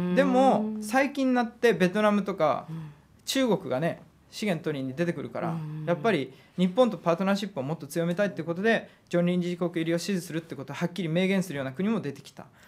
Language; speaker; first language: Japanese; native; Japanese